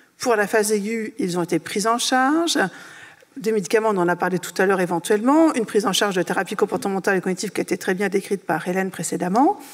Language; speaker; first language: French; native; French